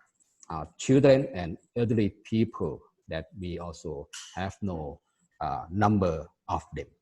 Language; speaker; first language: English; non-native, fluent; Thai